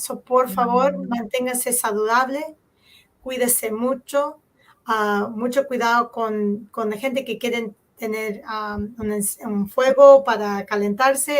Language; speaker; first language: Spanish; early bilingual, heritage; Spanish